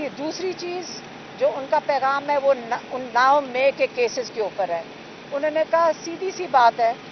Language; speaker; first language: Urdu; native; Urdu